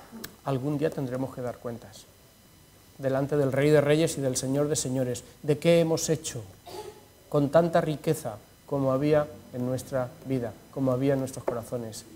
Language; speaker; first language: Spanish; native; Spanish